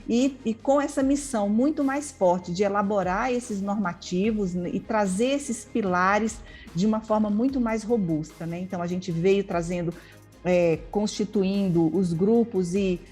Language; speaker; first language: Portuguese; native; Portuguese